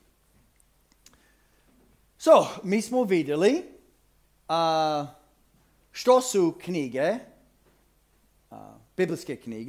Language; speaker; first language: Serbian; non-native, fluent; English